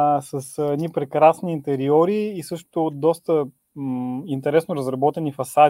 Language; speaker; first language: Bulgarian; native; Bulgarian